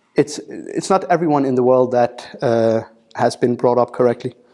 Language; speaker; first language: English; non-native, fluent; Danish